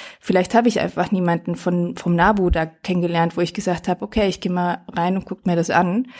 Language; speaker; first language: German; early bilingual, other home language; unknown